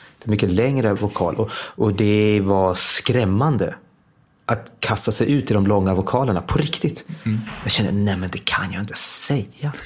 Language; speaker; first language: Swedish; early bilingual, heritage; Swedish